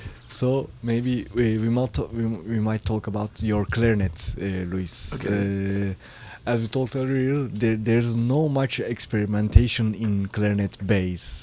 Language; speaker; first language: English; non-native, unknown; Turkish